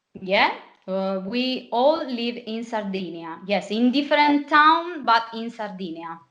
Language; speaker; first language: English; non-native, fluent; Italian